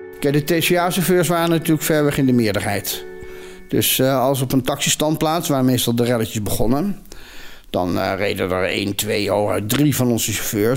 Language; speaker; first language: Dutch; native; Dutch